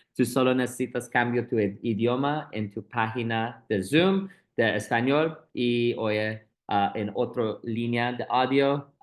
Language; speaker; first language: Spanish; non-native, learner; English